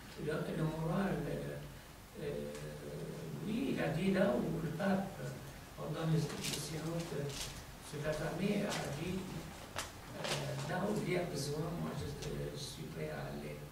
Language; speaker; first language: French; non-native, fluent; Arabic